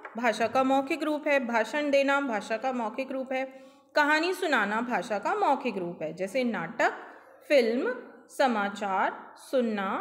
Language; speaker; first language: Hindi; native; Hindi